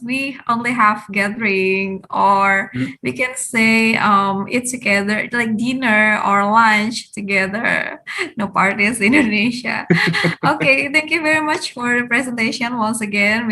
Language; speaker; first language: English; non-native, fluent; Indonesian